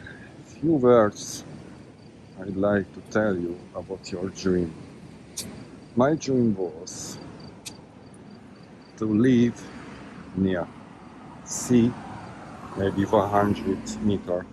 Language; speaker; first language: English; non-native, learner; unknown